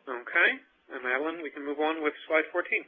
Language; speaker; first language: English; native; English